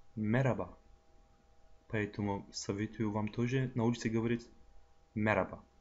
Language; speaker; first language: Russian; non-native, fluent; Turkish